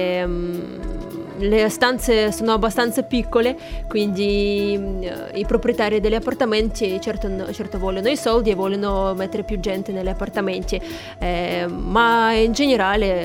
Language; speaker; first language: Italian; non-native, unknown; Russian